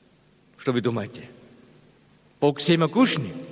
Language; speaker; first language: Russian; non-native, learner; German